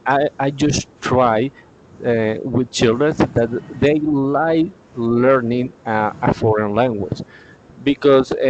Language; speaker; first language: English; non-native, learner; Spanish